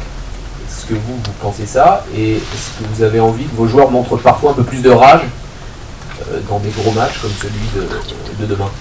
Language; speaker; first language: French; native; French